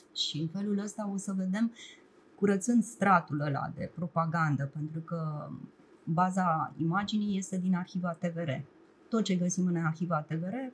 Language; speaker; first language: Romanian; native; Romanian